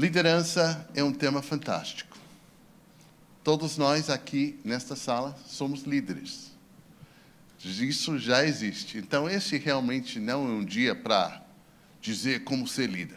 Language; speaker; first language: Portuguese; non-native, fluent; English